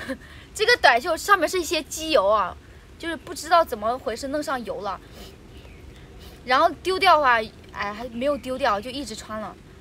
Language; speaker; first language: Chinese; native; Chinese